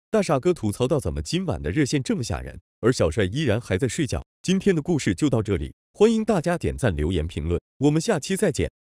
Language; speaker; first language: Chinese; native; Chinese